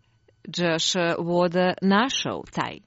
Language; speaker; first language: Chinese; non-native, learner; Croatian